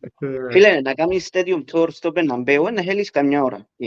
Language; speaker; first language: Greek; early bilingual, heritage; Greek